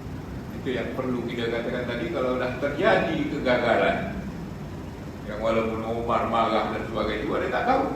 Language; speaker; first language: Malay; native; Malay